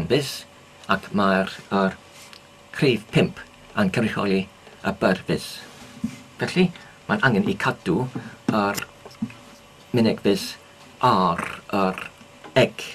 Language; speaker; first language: Welsh; non-native, learner; English